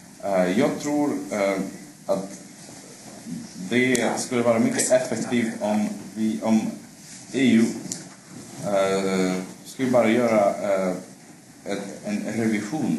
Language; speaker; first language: Swedish; non-native, fluent; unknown